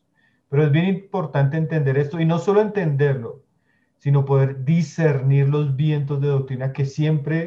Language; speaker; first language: Spanish; native; Spanish